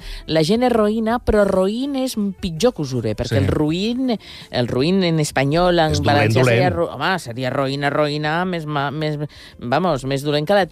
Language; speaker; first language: Catalan; native; Catalan